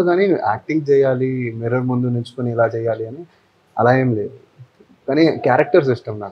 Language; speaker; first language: Telugu; non-native, fluent; Tamil